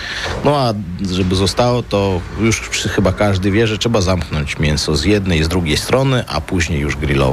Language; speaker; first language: Polish; non-native, fluent; Armenian